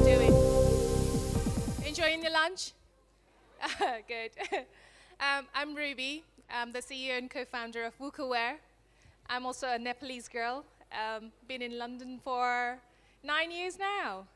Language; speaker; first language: English; non-native, local second language; Nepali